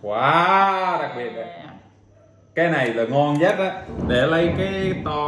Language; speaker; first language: Vietnamese; non-native, fluent; English